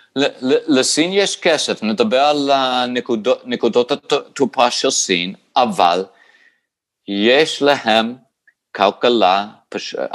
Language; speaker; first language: Hebrew; non-native, fluent; English